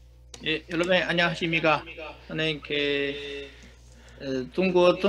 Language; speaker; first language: Korean; non-native, fluent; Chinese